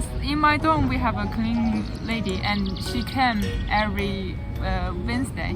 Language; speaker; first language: English; non-native, fluent; Chinese